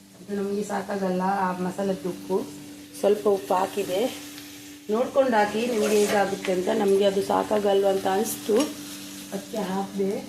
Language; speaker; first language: Kannada; non-native, local second language; Tulu